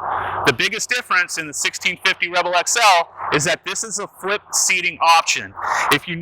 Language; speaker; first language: English; native; English